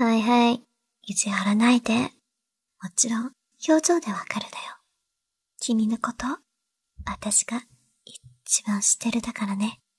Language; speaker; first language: Japanese; non-native, learner; Chinese